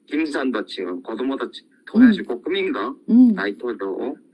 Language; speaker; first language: Japanese; non-native, learner; Korean